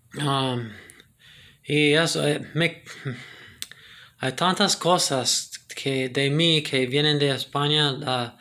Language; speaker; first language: Spanish; non-native, fluent; English